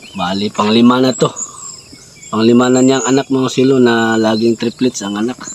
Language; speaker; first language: Filipino; native; Filipino